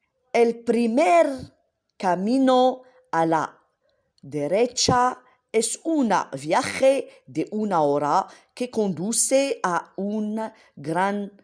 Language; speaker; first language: Spanish; non-native, learner; Arabic